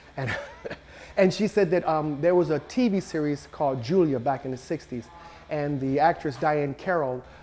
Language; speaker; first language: English; native; English